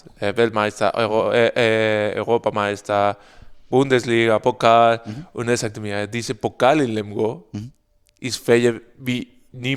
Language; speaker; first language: German; non-native, learner; Spanish